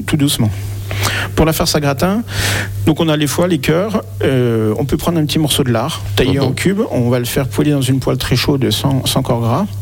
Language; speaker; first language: French; native; French